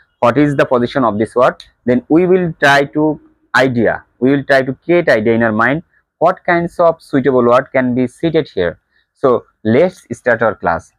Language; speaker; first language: English; non-native, local second language; Bangla